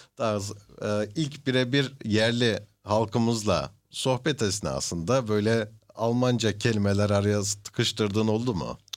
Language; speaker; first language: Turkish; early bilingual, heritage; Turkish